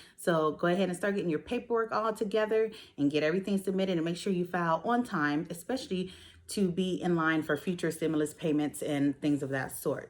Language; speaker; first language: English; native; English